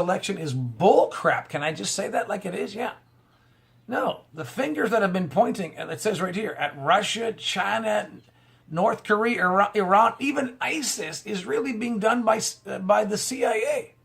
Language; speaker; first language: English; native; English